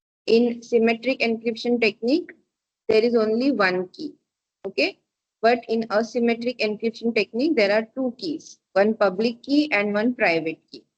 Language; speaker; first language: English; non-native, local second language; Marathi